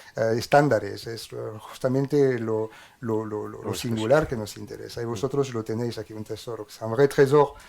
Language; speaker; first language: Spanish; non-native, fluent; French